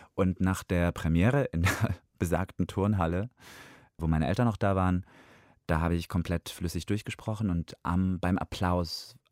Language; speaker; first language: German; non-native, fluent; Russian